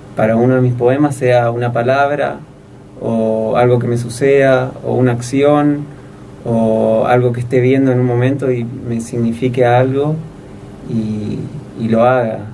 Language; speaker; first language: Spanish; native; Spanish